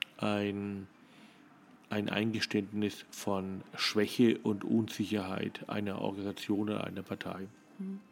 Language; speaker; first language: German; native; German